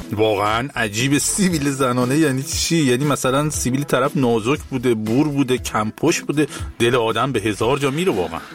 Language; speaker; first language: Persian; native; Persian